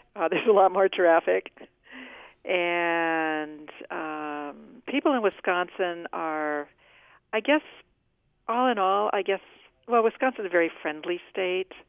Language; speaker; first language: English; native; English